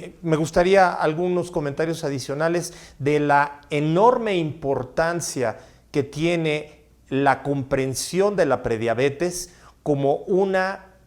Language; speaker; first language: Spanish; native; Spanish